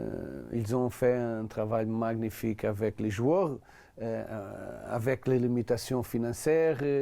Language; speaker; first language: French; non-native, learner; Portuguese